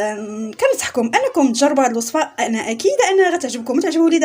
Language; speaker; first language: Arabic; native; Arabic